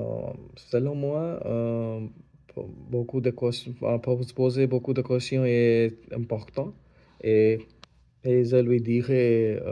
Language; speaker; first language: French; non-native, learner; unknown